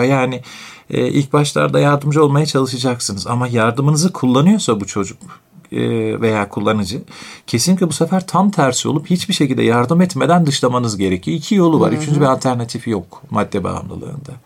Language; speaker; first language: Turkish; native; Turkish